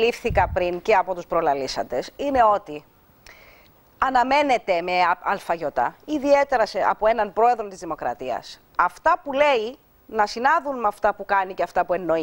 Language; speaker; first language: Greek; native; Greek